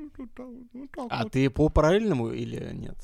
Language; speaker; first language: Russian; native; Russian